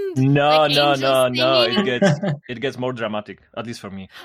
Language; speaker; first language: English; non-native, fluent; Polish